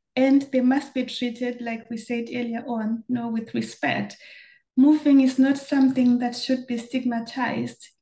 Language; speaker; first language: English; non-native, local second language; Shona